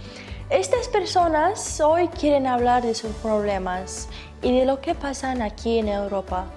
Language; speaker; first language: Spanish; non-native, learner; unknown